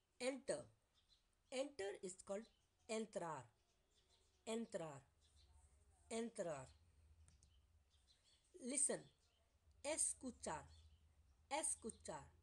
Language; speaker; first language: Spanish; non-native, learner; Hindi